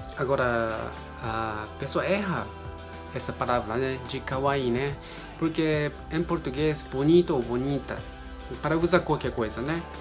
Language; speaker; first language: Portuguese; non-native, learner; Japanese